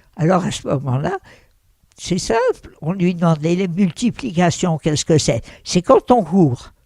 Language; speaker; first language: French; early bilingual, other home language; Russian